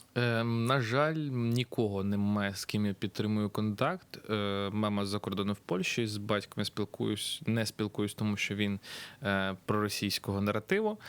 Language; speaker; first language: Ukrainian; non-native, local second language; Russian